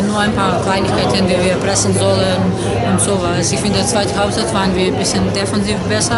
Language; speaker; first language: German; non-native, fluent; Serbian